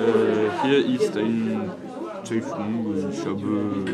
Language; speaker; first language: German; non-native, learner; French